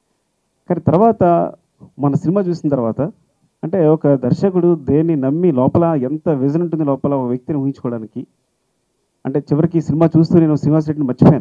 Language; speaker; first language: Telugu; native; Telugu